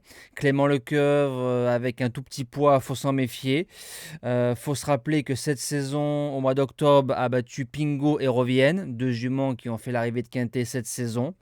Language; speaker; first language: French; native; French